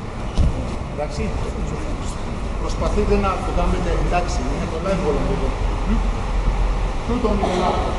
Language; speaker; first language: Greek; early bilingual, heritage; Greek